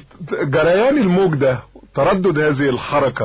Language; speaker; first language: Arabic; native; Arabic